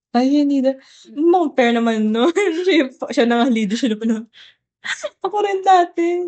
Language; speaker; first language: Filipino; native; Filipino